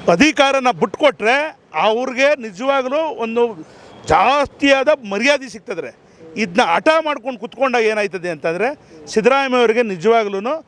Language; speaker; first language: Kannada; native; Kannada